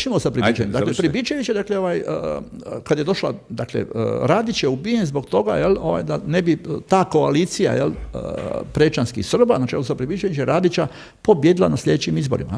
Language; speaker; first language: Croatian; native; Croatian